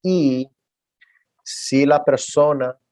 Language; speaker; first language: Spanish; non-native, fluent; English